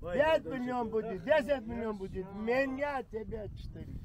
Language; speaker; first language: Russian; non-native, learner; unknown